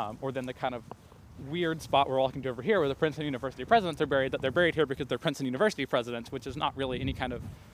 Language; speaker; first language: English; native; English